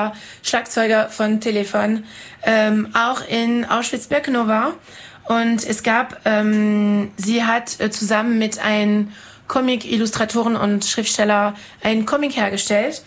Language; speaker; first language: German; non-native, fluent; French